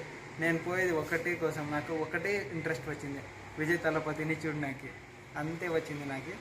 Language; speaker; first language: Telugu; non-native, local second language; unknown